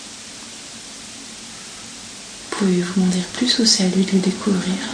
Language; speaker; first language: French; native; French